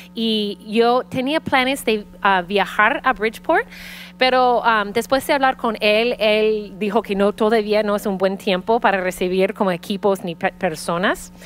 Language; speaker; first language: Spanish; early bilingual, heritage; Spanish